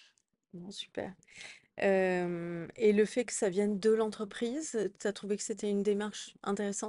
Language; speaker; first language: French; native; French